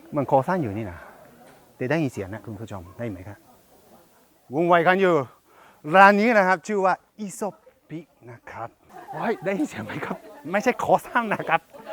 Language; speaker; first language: Thai; non-native, fluent; Japanese